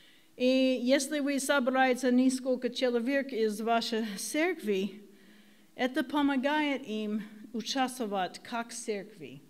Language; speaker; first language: Russian; non-native, learner; English